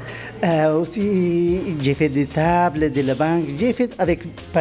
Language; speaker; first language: French; non-native, learner; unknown